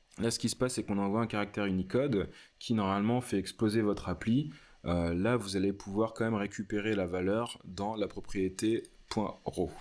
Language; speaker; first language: French; native; French